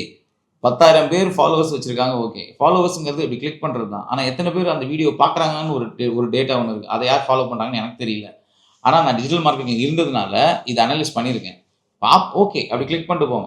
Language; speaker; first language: Tamil; native; Tamil